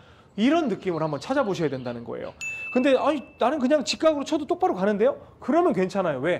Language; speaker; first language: Korean; native; Korean